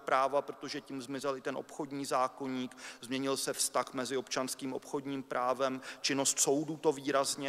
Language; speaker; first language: Czech; native; Czech